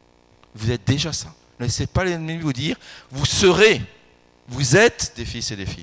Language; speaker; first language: French; native; French